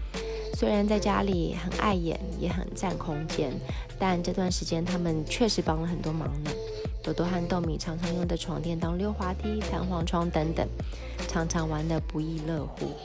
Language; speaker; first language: Chinese; native; Chinese